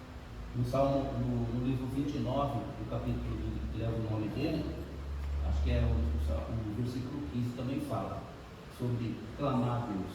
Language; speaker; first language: Portuguese; native; Portuguese